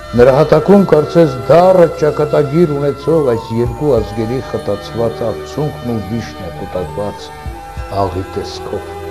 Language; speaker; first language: Armenian; non-native, local second language; Assyrian Neo-Aramaic